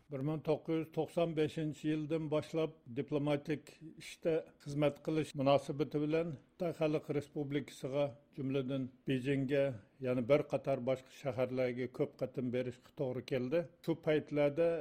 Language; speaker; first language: Uzbek; non-native, local second language; Uyghur